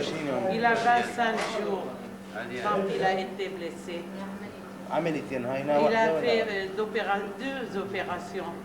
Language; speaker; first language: French; non-native, fluent; Arabic